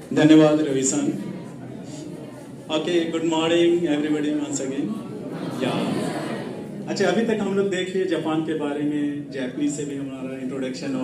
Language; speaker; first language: Hindi; native; Hindi